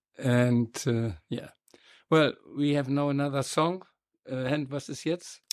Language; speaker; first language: German; native; German